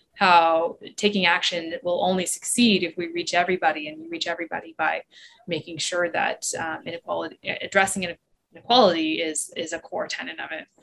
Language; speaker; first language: English; native; English